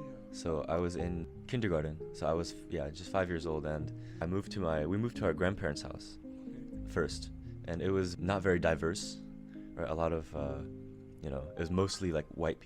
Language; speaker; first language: English; early bilingual, other home language; Japanese